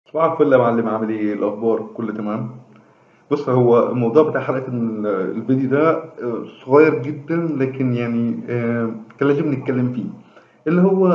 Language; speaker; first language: Arabic; native; Arabic